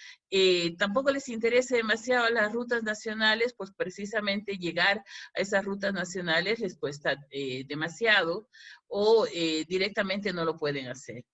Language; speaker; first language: Spanish; native; Spanish